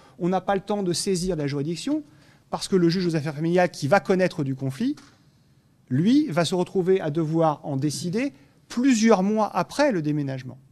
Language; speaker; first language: French; native; French